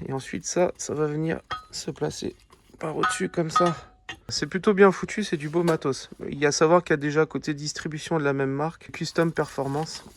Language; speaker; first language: French; native; French